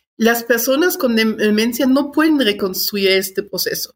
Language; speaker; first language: Spanish; non-native, fluent; German